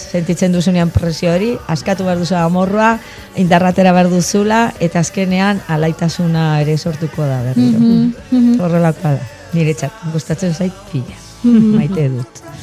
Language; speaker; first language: Basque; non-native, local second language; Spanish